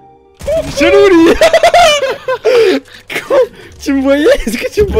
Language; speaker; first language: French; native; French